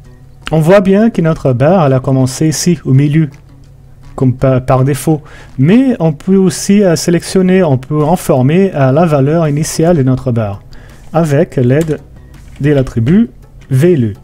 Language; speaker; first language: French; non-native, fluent; Portuguese